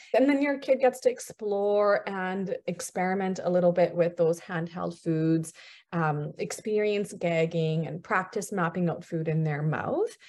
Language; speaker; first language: English; early bilingual, other home language; Punjabi